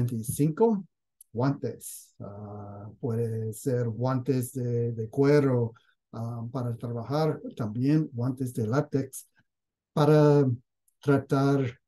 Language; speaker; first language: Spanish; non-native, fluent; English